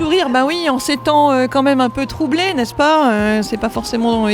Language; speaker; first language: French; native; French